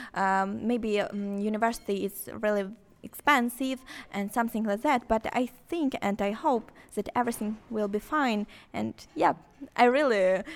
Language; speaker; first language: English; non-native, learner; Ukrainian